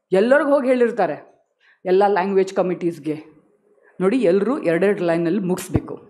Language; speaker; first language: Kannada; non-native, local second language; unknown